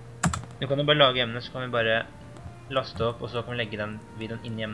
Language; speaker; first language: Norwegian; native; Norwegian